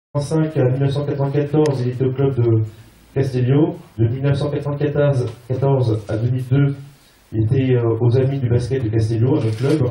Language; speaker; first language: French; native; French